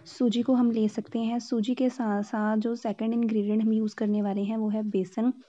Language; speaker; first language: Hindi; non-native, local second language; Punjabi